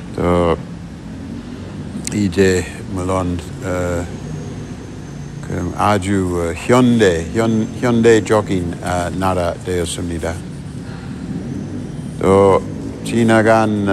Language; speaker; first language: Korean; non-native, fluent; English